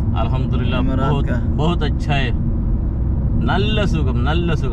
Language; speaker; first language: Hindi; non-native, learner; Bangla